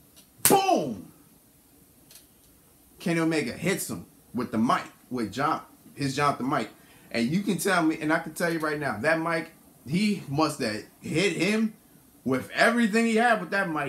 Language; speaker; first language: English; native; English